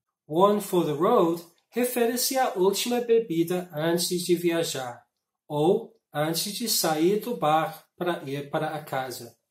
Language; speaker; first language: Portuguese; non-native, fluent; English